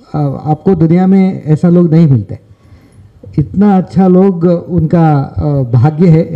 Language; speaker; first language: Hindi; non-native, local second language; Kannada